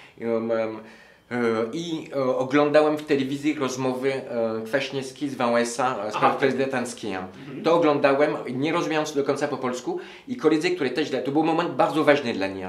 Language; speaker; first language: Polish; non-native, learner; French